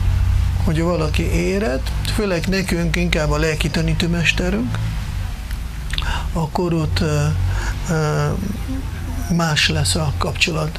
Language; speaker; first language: Hungarian; non-native, fluent; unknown